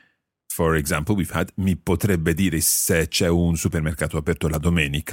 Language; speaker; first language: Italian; non-native, fluent; English